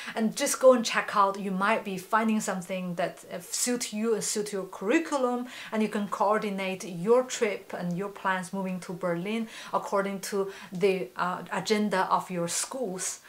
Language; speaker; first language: English; non-native, fluent; Chinese